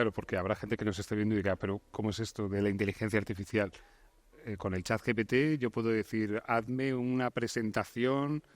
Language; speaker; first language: Spanish; native; Spanish